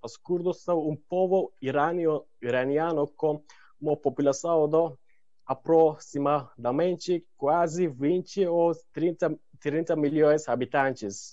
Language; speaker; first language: Portuguese; non-native, learner; Turkish